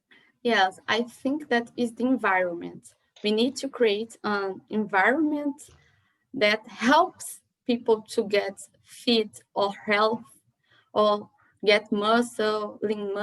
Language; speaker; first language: English; non-native, learner; Portuguese